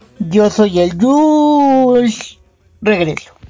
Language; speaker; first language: Spanish; native; Spanish